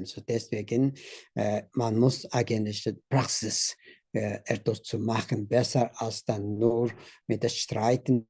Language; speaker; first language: German; non-native, learner; Tibetan